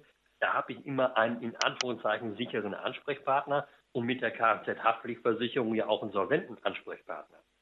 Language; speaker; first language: German; native; German